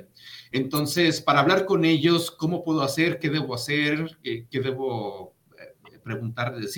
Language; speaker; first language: Spanish; native; Spanish